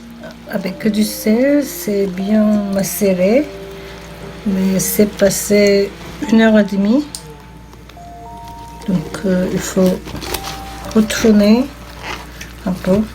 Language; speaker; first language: French; non-native, fluent; Korean